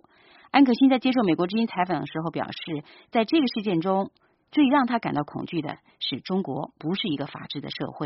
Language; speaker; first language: Chinese; native; Chinese